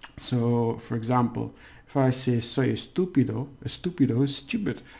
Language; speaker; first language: Spanish; non-native, learner; English